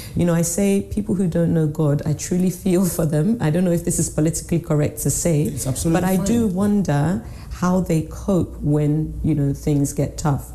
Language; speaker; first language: English; native; English